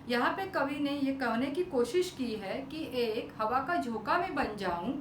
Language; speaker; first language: Hindi; non-native, local second language; Marathi